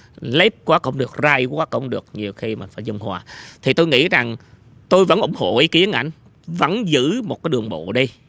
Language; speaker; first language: Vietnamese; native; Vietnamese